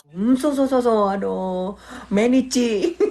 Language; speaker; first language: Japanese; non-native, learner; Indonesian